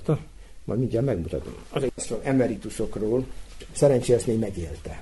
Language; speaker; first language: Hungarian; native; Hungarian